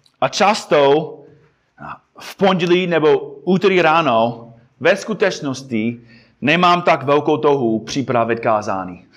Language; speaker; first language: Czech; non-native, fluent; English